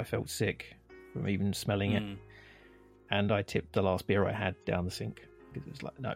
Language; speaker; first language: English; native; English